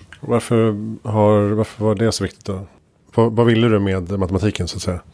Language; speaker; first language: Swedish; native; Swedish